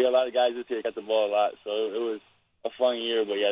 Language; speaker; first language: English; native; English